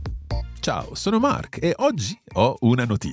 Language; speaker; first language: Italian; non-native, fluent; English